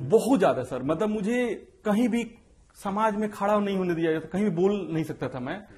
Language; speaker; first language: Hindi; native; Hindi